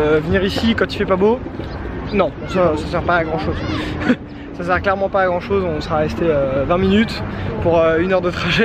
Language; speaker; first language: French; native; French